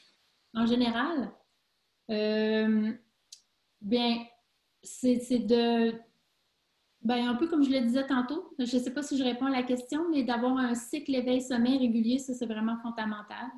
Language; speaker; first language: French; native; French